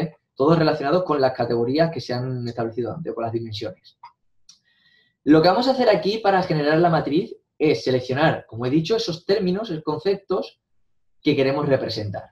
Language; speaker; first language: Spanish; native; Spanish